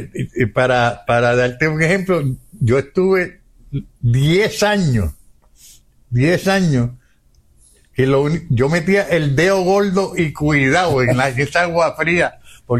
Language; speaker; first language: Spanish; native; Spanish